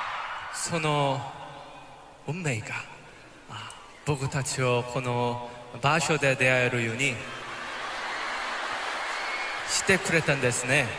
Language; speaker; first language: Japanese; non-native, learner; Korean